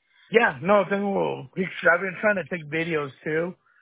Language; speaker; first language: English; early bilingual, other home language; Spanish